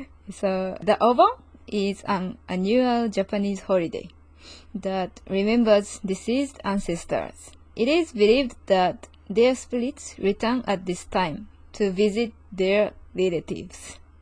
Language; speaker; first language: English; non-native, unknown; Japanese